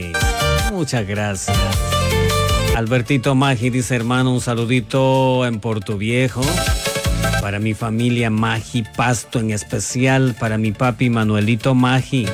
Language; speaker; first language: Spanish; non-native, local second language; Quechua